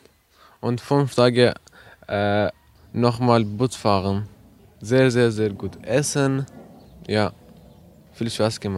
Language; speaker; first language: German; non-native, learner; Persian